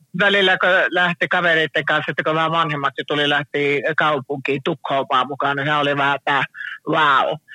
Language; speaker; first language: Finnish; early bilingual, heritage; Finnish